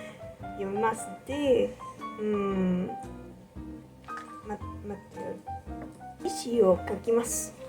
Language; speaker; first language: Japanese; non-native, learner; Spanish